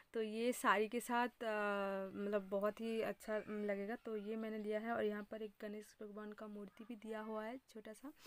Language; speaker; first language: Hindi; non-native, local second language; Bangla